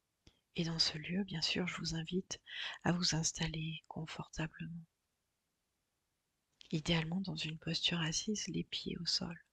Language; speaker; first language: French; native; French